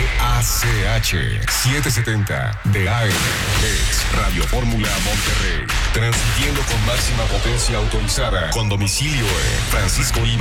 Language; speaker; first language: Spanish; native; Spanish